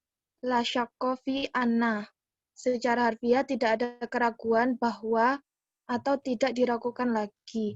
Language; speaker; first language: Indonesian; native; Indonesian